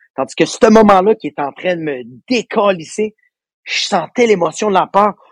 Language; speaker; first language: French; native; French